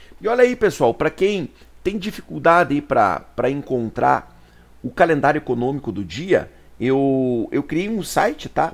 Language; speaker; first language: Portuguese; native; Portuguese